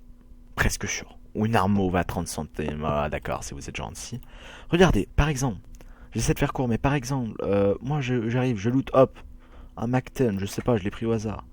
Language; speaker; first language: French; native; French